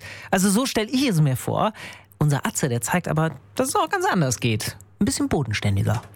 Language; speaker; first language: German; native; German